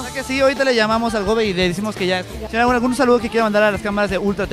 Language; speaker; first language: Spanish; native; Spanish